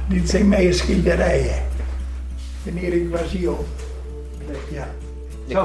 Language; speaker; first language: Dutch; non-native, fluent; Italian